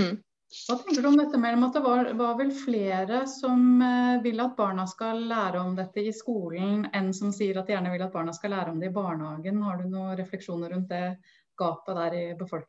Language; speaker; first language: Norwegian; native; Norwegian